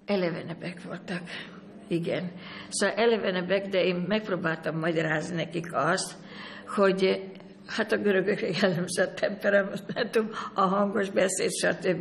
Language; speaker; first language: Hungarian; early bilingual, other home language; Greek